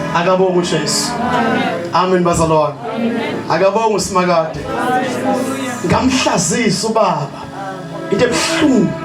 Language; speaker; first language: Zulu; non-native, local second language; South Ndebele